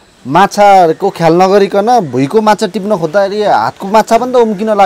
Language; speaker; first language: Nepali; native; Nepali